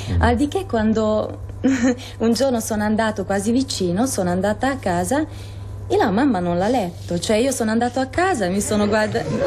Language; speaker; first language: Italian; non-native, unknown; Hungarian